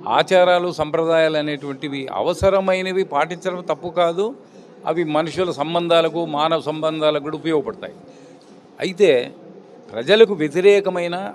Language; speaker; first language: Telugu; native; Telugu